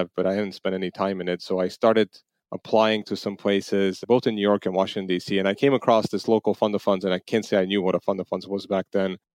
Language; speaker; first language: English; non-native, fluent; Armenian